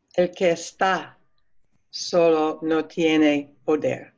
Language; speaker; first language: Spanish; non-native, learner; English